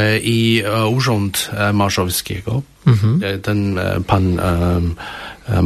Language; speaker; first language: Polish; non-native, learner; Chinese